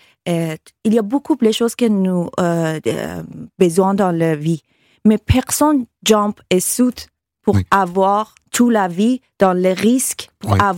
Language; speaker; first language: French; non-native, learner; Persian